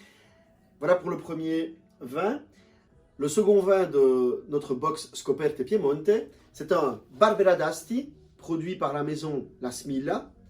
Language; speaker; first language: French; native; French